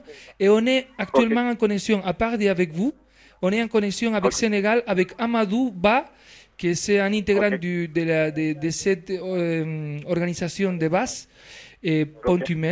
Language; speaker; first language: French; non-native, fluent; Spanish